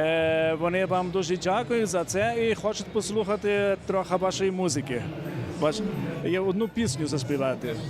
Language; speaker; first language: Ukrainian; early bilingual, heritage; Portuguese